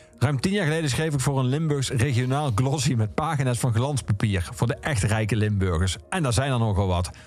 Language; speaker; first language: Dutch; native; Dutch